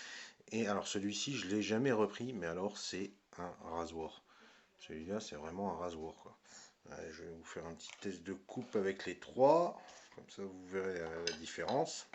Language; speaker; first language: French; native; French